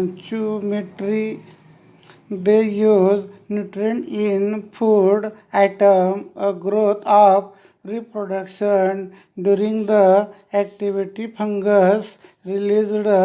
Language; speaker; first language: English; non-native, local second language; Marathi